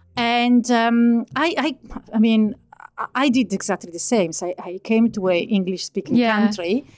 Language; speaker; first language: English; non-native, fluent; Italian